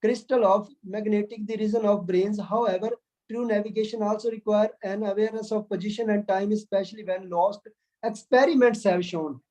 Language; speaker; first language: English; non-native, local second language; Punjabi